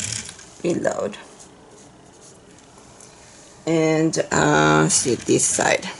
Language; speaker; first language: English; non-native, fluent; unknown